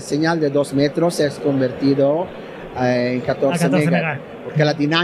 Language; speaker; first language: Spanish; non-native, learner; Italian